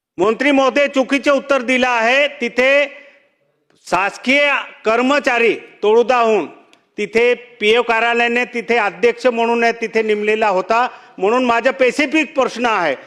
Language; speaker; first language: Marathi; non-native, local second language; Bhili